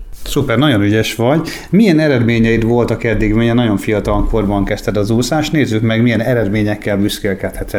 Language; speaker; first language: Hungarian; native; Hungarian